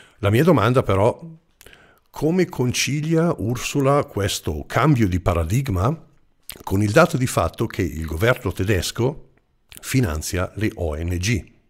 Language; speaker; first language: Italian; non-native, fluent; German